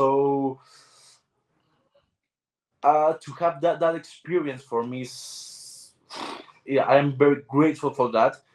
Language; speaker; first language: English; non-native, learner; Spanish